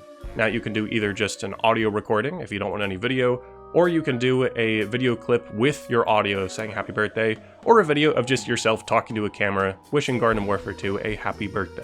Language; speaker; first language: English; native; English